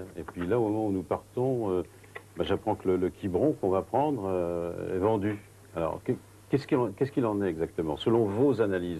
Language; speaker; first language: French; native; French